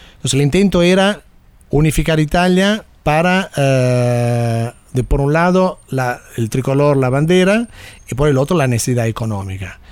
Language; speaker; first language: Spanish; native; Spanish